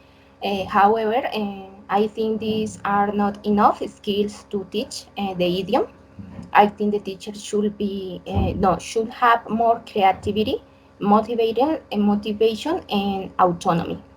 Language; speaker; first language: English; non-native, learner; Spanish